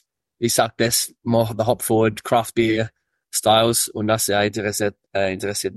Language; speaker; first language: German; early bilingual, heritage; English